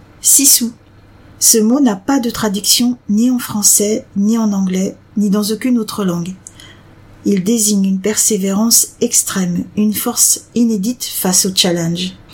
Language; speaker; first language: French; native; French